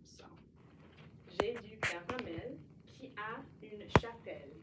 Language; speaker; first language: French; non-native, fluent; English